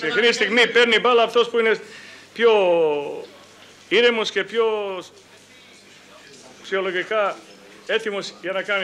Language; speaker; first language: Greek; non-native, fluent; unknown